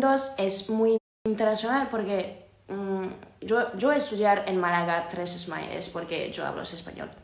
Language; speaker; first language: Spanish; non-native, learner; French